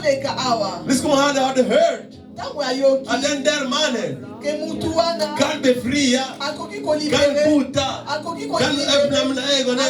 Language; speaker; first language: Swedish; non-native, fluent; Lingala